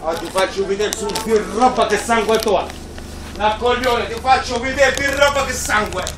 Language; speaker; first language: Italian; non-native, learner; Arabic